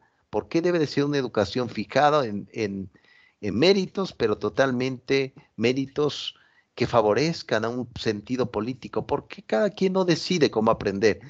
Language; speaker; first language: Spanish; native; Spanish